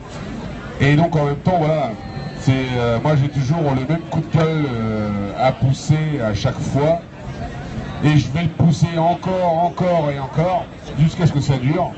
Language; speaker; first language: French; native; French